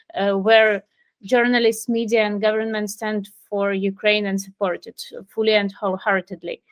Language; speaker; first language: English; non-native, fluent; Ukrainian